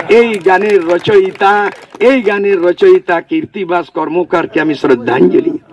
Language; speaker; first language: Bangla; non-native, local second language; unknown